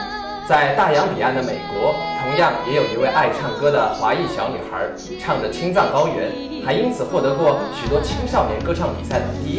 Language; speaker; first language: Chinese; native; Chinese